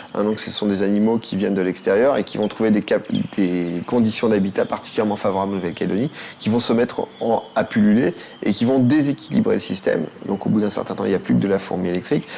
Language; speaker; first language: French; native; French